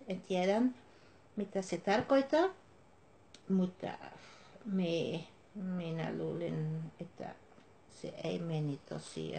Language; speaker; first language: Finnish; non-native, learner; Dutch